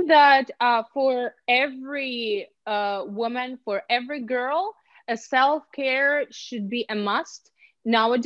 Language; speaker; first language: English; non-native, fluent; Ukrainian